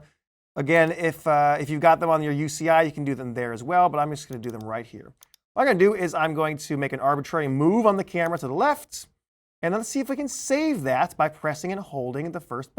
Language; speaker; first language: English; native; English